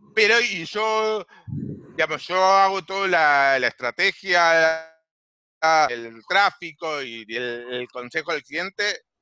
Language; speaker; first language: Spanish; native; Spanish